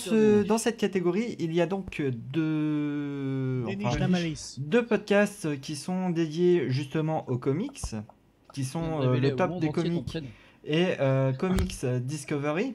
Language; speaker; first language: French; native; French